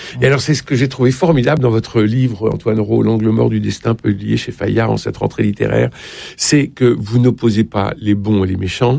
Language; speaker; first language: French; native; French